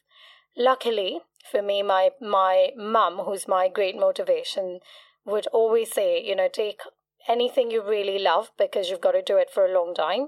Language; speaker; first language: English; non-native, local second language; Kachhi